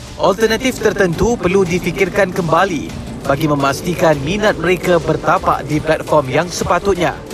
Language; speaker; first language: Malay; native; Malay